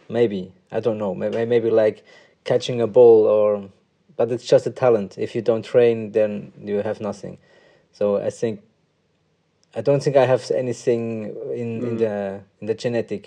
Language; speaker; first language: English; non-native, fluent; Swiss German